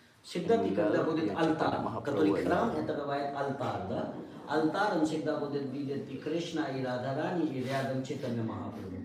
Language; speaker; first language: Russian; non-native, learner; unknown